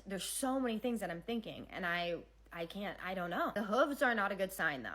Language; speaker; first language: English; native; English